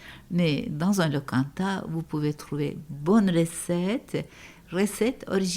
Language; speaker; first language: French; non-native, fluent; Turkish